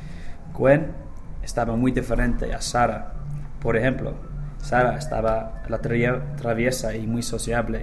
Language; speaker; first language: Spanish; non-native, learner; English